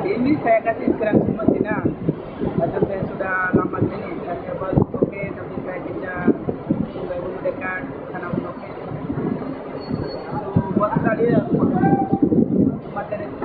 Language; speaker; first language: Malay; non-native, learner; Bangla